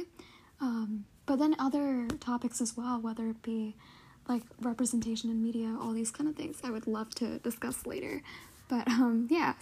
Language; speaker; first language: English; native; English